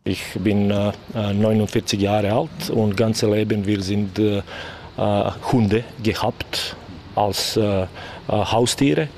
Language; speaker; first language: German; non-native, learner; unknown